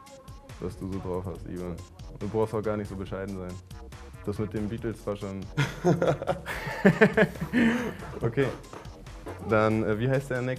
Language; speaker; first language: German; native; German